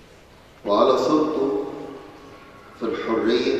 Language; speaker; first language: Arabic; native; Arabic